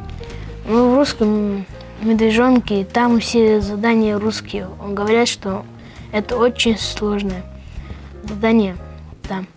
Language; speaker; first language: Russian; non-native, local second language; Ingush